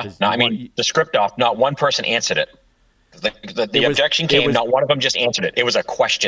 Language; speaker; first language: English; native; English